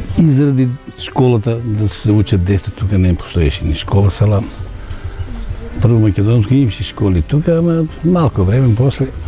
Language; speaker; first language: Macedonian; non-native, local second language; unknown